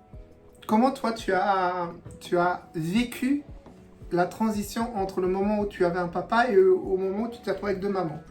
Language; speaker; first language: French; native; French